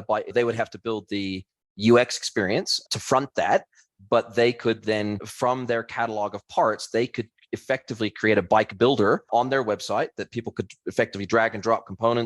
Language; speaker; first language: English; native; English